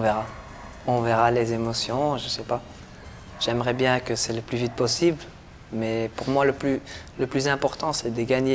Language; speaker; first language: French; non-native, local second language; Dutch